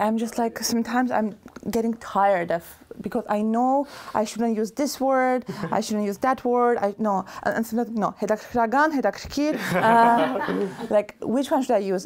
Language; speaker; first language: English; non-native, fluent; Armenian